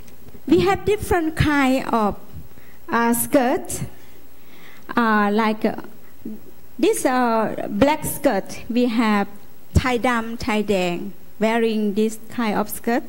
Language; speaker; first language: English; non-native, learner; Lao